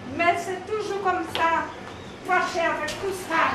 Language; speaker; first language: French; non-native, learner; Portuguese